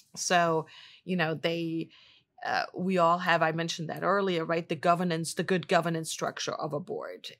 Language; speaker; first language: English; non-native, fluent; German